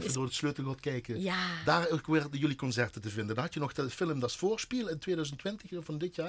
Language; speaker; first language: Dutch; native; Dutch